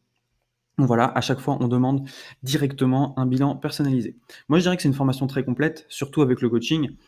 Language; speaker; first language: French; native; French